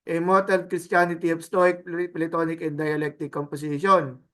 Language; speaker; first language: English; non-native, local second language; Filipino